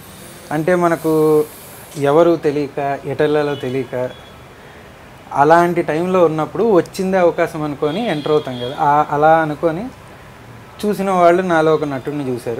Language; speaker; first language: Telugu; native; Telugu